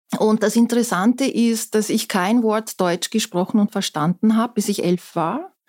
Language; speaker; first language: German; non-native, fluent; Turkish